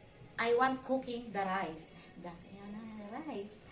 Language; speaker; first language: English; non-native, learner; Filipino